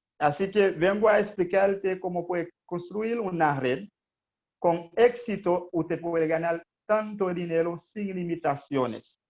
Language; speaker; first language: Spanish; non-native, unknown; Haitian Creole